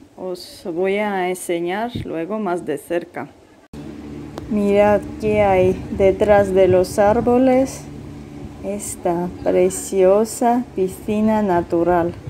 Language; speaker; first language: Spanish; non-native, fluent; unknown